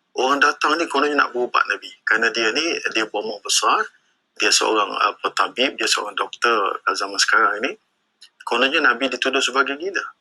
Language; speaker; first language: Malay; native; Malay